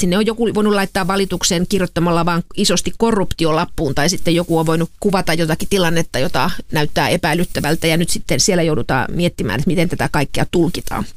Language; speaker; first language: Finnish; native; Finnish